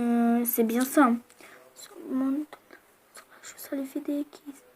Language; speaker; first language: French; native; French